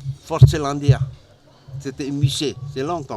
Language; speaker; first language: French; non-native, learner; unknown